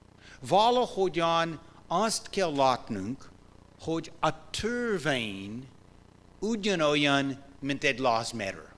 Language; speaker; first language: Hungarian; non-native, fluent; English